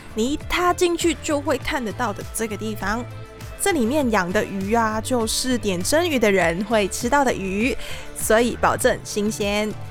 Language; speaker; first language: Chinese; non-native, fluent; Cantonese